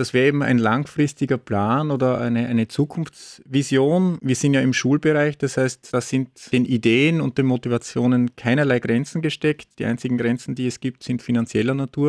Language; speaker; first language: German; native; German